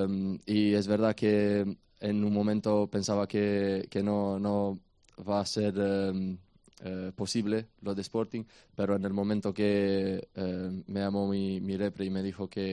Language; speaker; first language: Spanish; non-native, fluent; Romanian